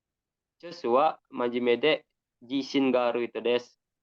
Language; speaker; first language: Japanese; non-native, learner; Indonesian